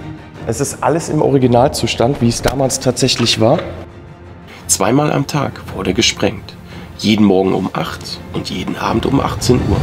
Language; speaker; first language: German; native; German